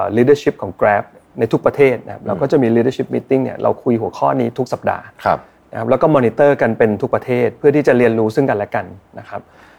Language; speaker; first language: Thai; native; Thai